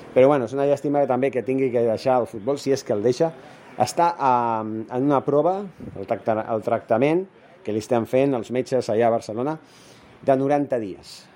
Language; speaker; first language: Catalan; non-native, local second language; Spanish